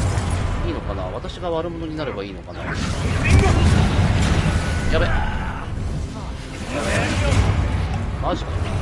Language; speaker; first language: Japanese; native; Japanese